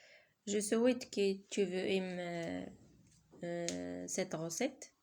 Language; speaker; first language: French; non-native, learner; Arabic